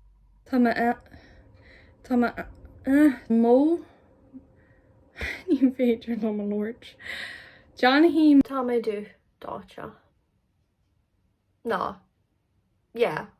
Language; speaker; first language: Irish; non-native, local second language; English